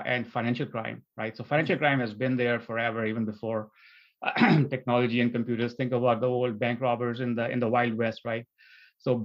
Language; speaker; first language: English; non-native, local second language; Urdu